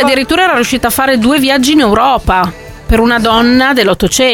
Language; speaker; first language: Italian; native; Italian